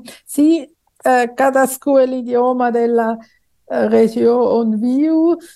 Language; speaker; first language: Catalan; non-native, fluent; German